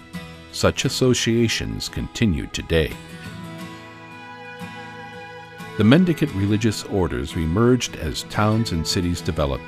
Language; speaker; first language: English; native; English